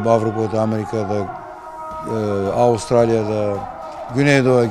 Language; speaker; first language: Turkish; non-native, fluent; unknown